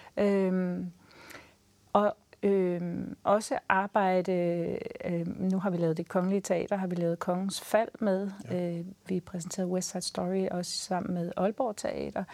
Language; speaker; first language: Danish; native; Danish